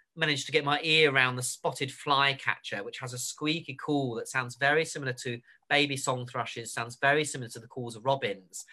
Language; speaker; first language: English; native; English